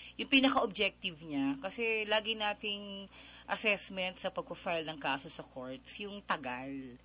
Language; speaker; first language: Filipino; non-native, local second language; Cebuano